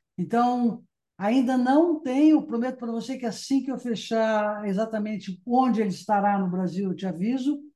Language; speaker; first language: Portuguese; native; Portuguese